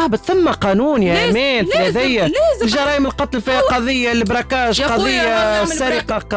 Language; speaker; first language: Arabic; native; Arabic